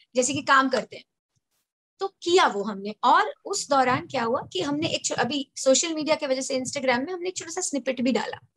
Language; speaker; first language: Hindi; native; Hindi